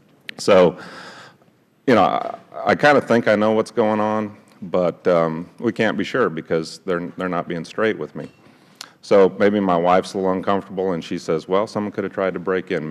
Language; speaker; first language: English; native; English